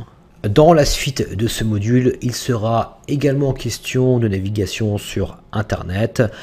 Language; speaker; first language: French; native; French